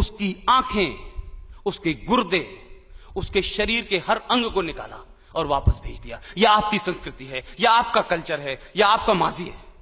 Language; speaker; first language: Hindi; native; Hindi